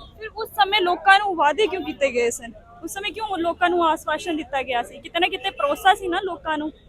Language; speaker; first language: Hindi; non-native, local second language; Punjabi